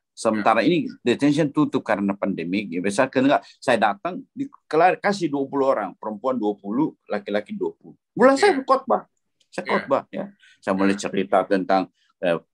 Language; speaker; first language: Indonesian; native; Indonesian